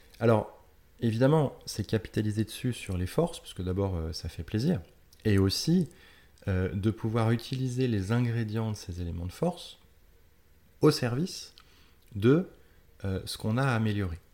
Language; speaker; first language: French; native; French